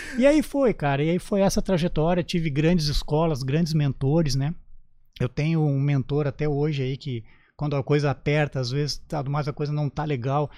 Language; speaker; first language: Portuguese; native; Portuguese